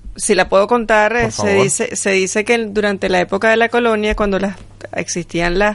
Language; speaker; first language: Spanish; native; Spanish